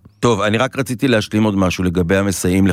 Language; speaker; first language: Hebrew; native; Hebrew